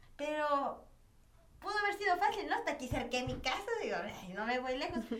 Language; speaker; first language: Spanish; native; Spanish